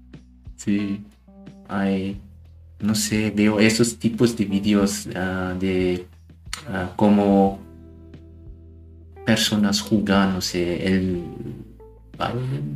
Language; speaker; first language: Spanish; non-native, learner; German